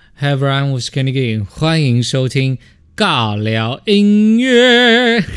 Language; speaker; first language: Chinese; native; Chinese